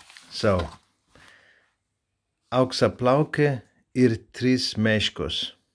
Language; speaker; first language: Lithuanian; non-native, learner; Turkish